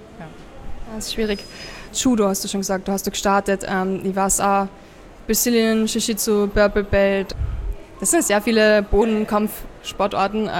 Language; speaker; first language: German; native; German